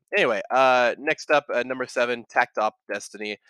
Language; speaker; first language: English; native; English